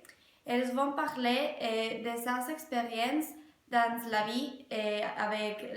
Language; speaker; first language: French; non-native, learner; Spanish